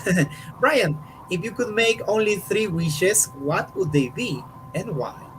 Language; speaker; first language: English; non-native, fluent; Spanish